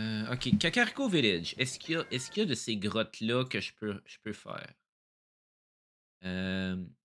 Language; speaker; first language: French; native; French